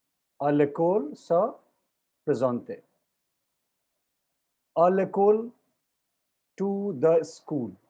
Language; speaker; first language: French; non-native, learner; Hindi